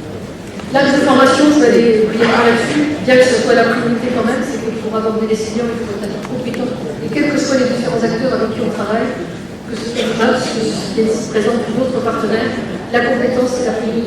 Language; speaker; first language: French; native; French